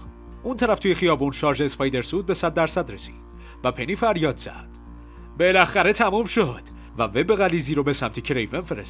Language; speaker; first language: Persian; native; Persian